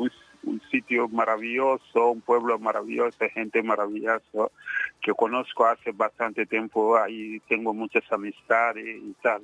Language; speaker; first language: Spanish; non-native, fluent; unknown